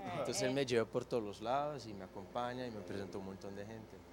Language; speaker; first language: Spanish; non-native, fluent; Portuguese